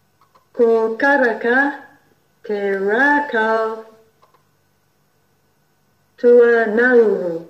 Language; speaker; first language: Māori; non-native, learner; English